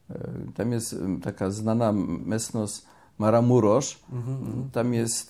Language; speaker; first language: Slovak; non-native, learner; Polish